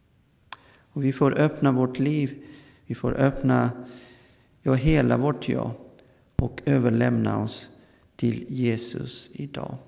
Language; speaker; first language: Swedish; non-native, fluent; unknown